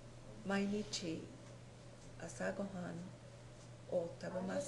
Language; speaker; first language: Japanese; non-native, learner; English